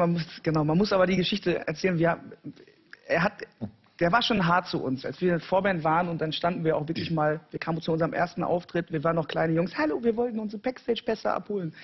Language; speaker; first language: German; native; German